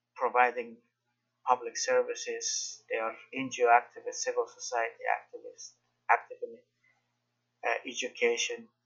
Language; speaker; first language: English; non-native, fluent; Persian